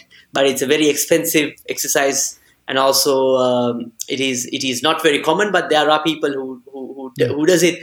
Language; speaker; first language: English; non-native, local second language; Sinhala